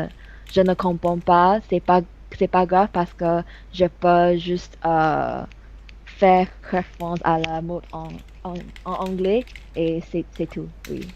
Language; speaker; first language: French; non-native, learner; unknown